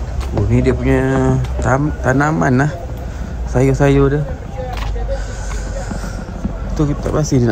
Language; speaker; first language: Malay; native; Malay